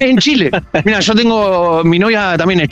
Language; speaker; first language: Spanish; native; Spanish